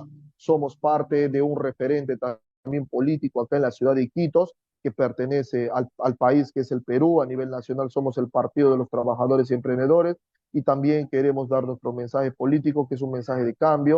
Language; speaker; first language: Spanish; native; Spanish